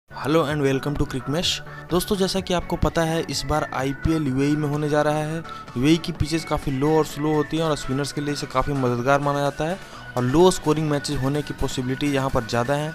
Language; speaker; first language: Hindi; native; Hindi